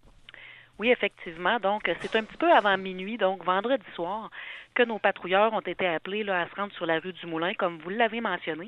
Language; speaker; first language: French; native; French